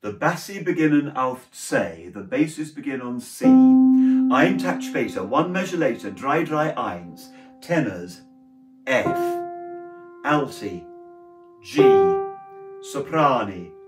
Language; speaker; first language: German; non-native, fluent; English